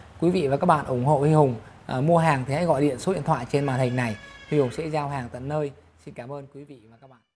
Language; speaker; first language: Vietnamese; native; Vietnamese